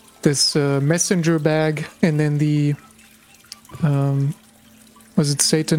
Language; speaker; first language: English; non-native, fluent; German